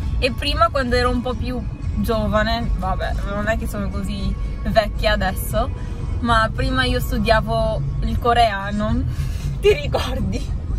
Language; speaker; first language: Italian; early bilingual, heritage; Italian